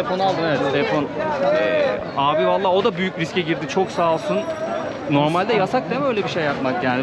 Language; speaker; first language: Turkish; native; Turkish